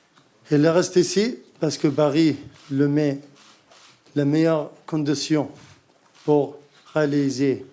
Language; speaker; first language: French; non-native, learner; Arabic